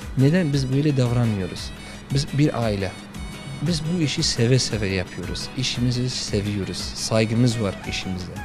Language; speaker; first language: Turkish; non-native, learner; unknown